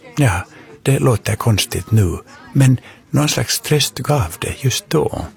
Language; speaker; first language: Swedish; native; Swedish